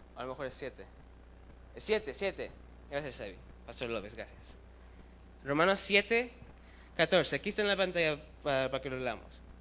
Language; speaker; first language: Spanish; early bilingual, heritage; Spanish